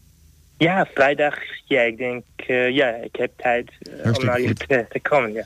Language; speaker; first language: Dutch; non-native, learner; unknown